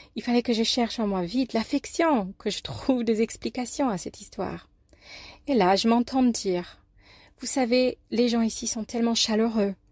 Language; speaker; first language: French; non-native, fluent; English